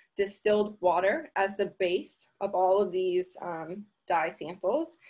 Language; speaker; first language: English; native; English